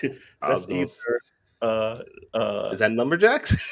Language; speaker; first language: English; native; English